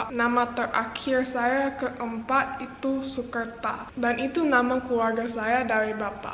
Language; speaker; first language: Indonesian; non-native, local second language; English